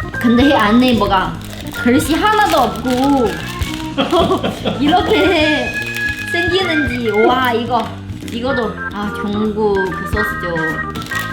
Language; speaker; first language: Korean; non-native, learner; Chinese